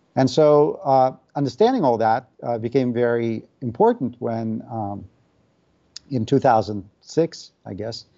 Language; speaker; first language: English; non-native, fluent; Russian